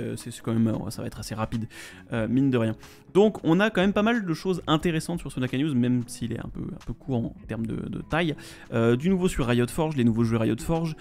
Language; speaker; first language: French; native; French